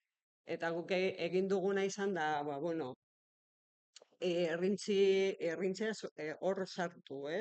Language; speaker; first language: Basque; non-native, local second language; Spanish